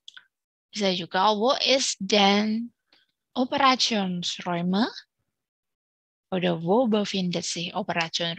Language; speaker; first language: German; non-native, learner; Indonesian